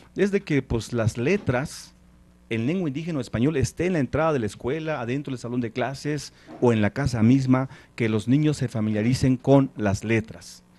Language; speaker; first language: Spanish; non-native, local second language; Tzeltal